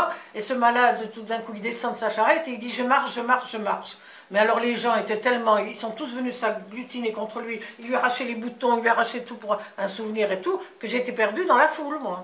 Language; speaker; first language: French; native; French